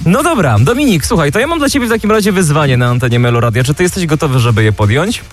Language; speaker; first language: Polish; native; Polish